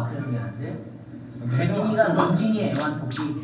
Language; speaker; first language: Korean; native; Korean